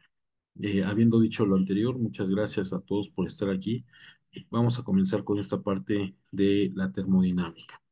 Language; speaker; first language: Spanish; native; Spanish